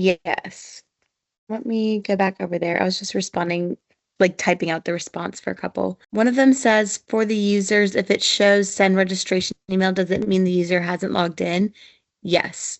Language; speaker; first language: English; native; English